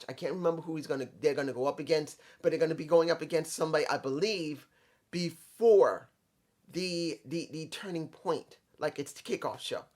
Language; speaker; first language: English; native; English